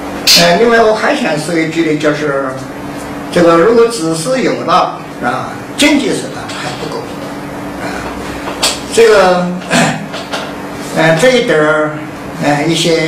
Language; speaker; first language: Chinese; native; Chinese